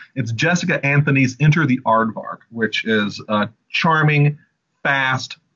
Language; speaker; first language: English; native; English